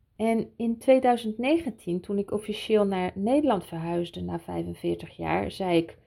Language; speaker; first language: Dutch; early bilingual, heritage; Dutch